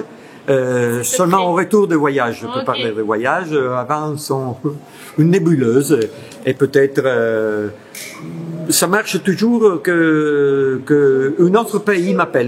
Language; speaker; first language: French; non-native, fluent; Italian